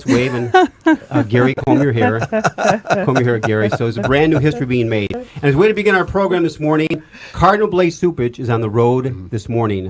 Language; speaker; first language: English; native; English